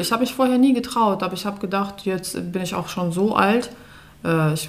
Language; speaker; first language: German; early bilingual, other home language; Russian